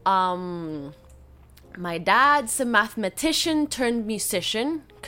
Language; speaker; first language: English; non-native, fluent; Spanish